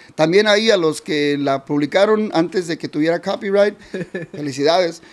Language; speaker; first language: Spanish; early bilingual, heritage; Spanish